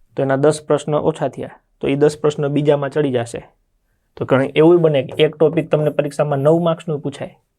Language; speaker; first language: Gujarati; native; Gujarati